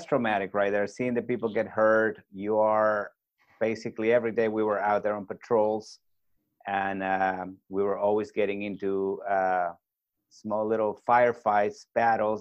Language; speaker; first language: English; non-native, fluent; Spanish